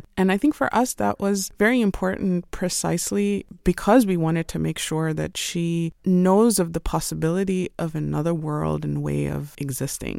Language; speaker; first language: English; non-native, local second language; Urdu